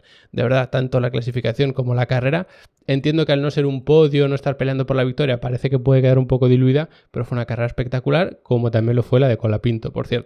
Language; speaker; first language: Spanish; native; Spanish